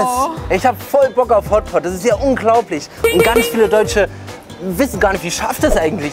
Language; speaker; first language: German; native; German